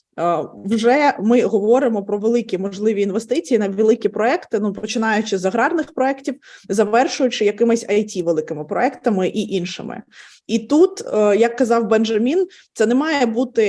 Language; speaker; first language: Ukrainian; native; Ukrainian